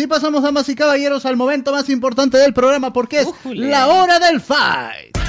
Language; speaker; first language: Spanish; native; Spanish